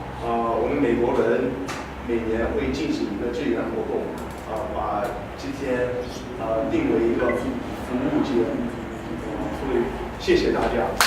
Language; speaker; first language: Chinese; non-native, fluent; English